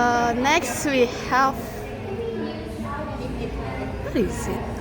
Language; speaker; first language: English; non-native, learner; Indonesian